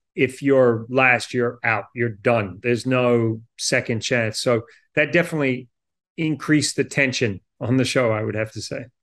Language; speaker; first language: English; native; English